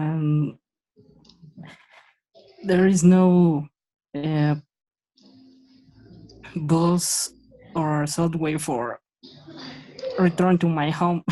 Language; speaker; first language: English; non-native, learner; Spanish